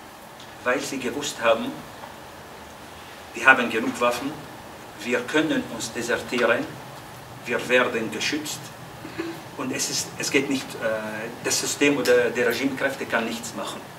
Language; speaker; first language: German; non-native, fluent; Arabic